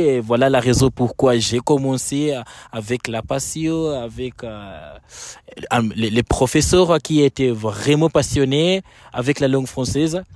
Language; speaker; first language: French; non-native, fluent; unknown